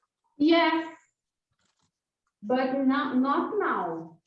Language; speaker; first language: English; non-native, learner; Portuguese